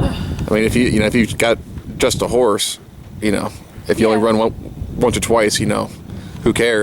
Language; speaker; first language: English; native; English